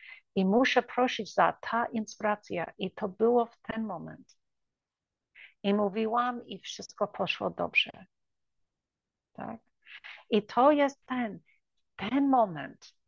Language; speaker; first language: Polish; early bilingual, heritage; English